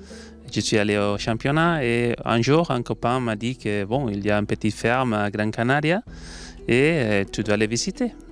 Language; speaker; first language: French; non-native, learner; Spanish